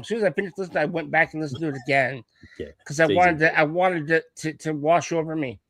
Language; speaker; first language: English; native; English